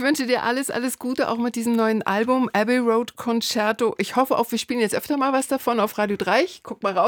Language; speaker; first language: German; native; German